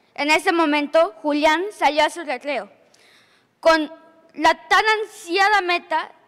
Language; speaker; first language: Spanish; native; Spanish